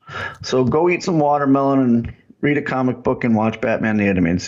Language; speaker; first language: English; native; English